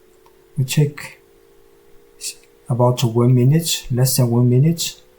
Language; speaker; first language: English; non-native, fluent; Chinese